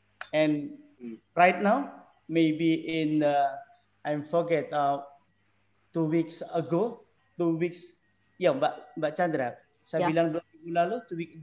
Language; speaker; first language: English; non-native, learner; Indonesian